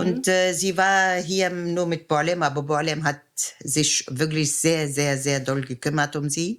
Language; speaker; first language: German; non-native, fluent; Arabic